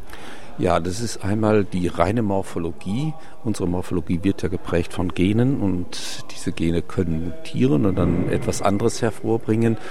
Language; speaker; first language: German; native; German